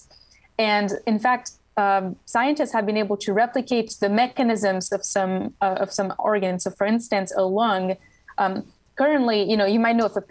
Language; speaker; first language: English; non-native, fluent; French